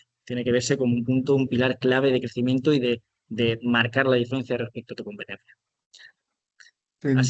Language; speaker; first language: Spanish; native; Spanish